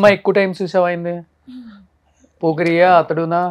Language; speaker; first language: Telugu; native; Telugu